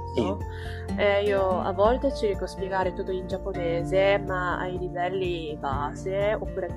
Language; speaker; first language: Italian; non-native, learner; Japanese